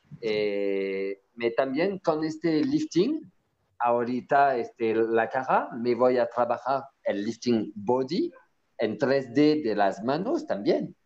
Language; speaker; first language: Spanish; non-native, learner; French